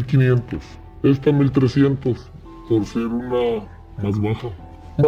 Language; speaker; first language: Spanish; native; Spanish